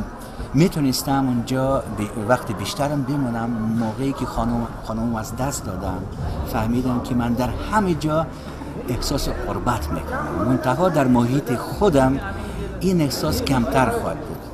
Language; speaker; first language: Persian; non-native, fluent; Russian